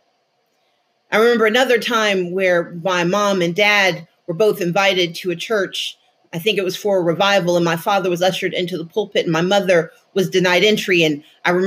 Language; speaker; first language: English; native; English